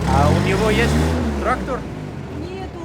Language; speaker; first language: Russian; non-native, fluent; Dutch